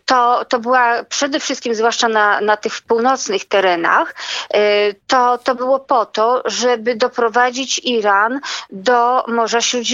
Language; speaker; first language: Polish; native; Polish